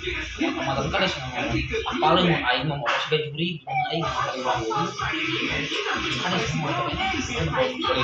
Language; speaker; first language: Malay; non-native, local second language; Sundanese